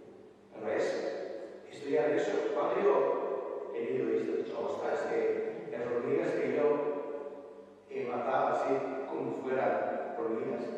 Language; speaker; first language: Spanish; non-native, fluent; Italian